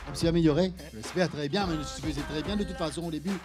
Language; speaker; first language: French; non-native, local second language; Morisyen